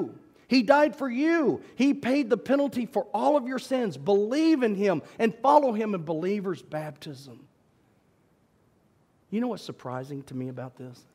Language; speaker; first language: English; native; English